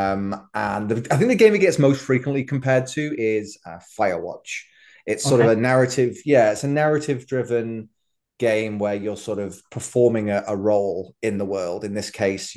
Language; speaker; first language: English; native; English